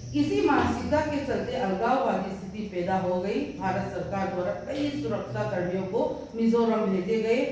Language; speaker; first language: Hindi; non-native, local second language; Mizo